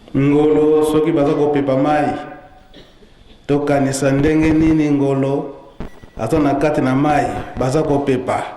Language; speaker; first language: Lingala; non-native, local second language; Kongo